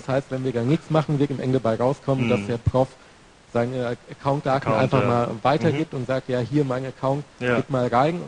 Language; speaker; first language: German; native; German